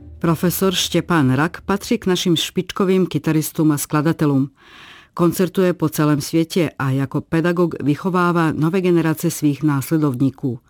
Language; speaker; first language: Czech; non-native, fluent; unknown